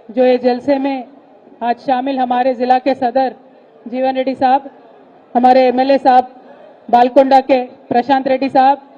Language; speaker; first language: Hindi; non-native, local second language; Telugu